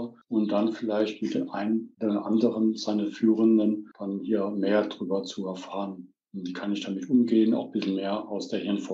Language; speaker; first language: German; native; German